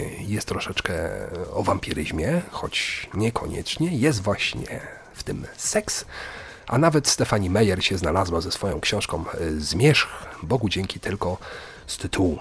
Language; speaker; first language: Polish; native; Polish